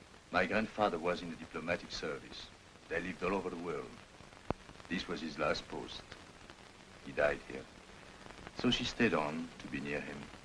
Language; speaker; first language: English; non-native, fluent; French